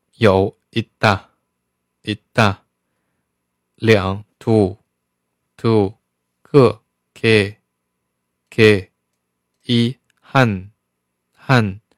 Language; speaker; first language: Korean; non-native, fluent; Chinese